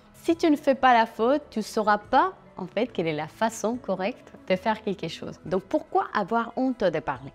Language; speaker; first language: French; non-native, fluent; Spanish